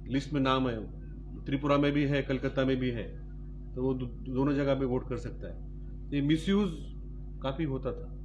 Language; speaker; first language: Hindi; non-native, local second language; Bangla